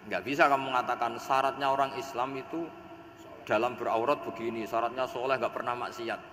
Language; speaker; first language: Indonesian; non-native, local second language; Javanese